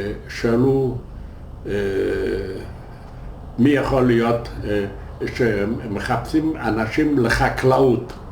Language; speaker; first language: Hebrew; non-native, fluent; Yiddish